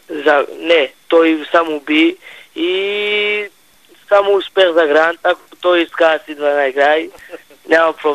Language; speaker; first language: Bulgarian; non-native, learner; Hebrew